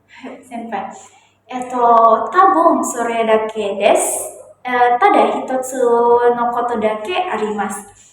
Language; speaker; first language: Japanese; non-native, learner; Indonesian